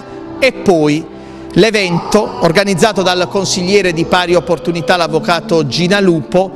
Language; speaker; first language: Italian; native; Italian